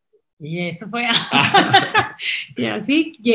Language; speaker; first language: Spanish; native; Spanish